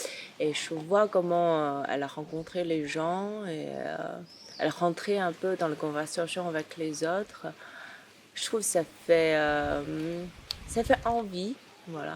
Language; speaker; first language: French; non-native, fluent; Chinese